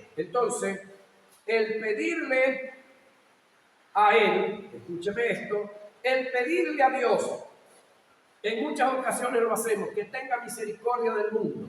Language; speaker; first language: Spanish; native; Spanish